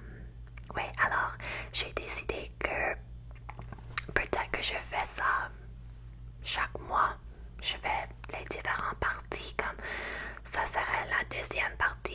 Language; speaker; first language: French; non-native, learner; English